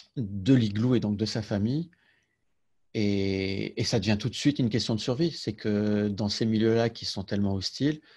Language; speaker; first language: French; native; French